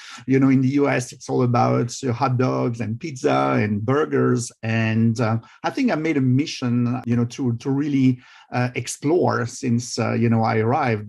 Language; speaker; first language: English; non-native, fluent; French